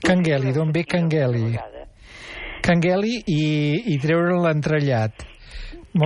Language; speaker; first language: Catalan; native; Catalan